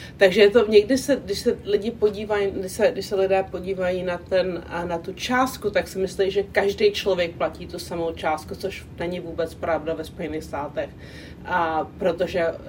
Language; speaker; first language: Czech; non-native, local second language; English